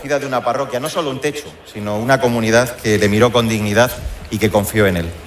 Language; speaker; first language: Spanish; native; Spanish